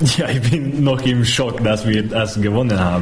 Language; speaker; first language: German; non-native, fluent; Hungarian